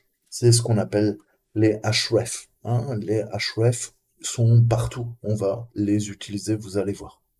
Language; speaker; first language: French; native; French